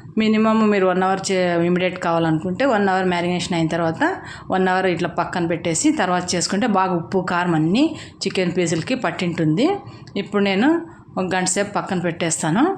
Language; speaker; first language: Telugu; native; Telugu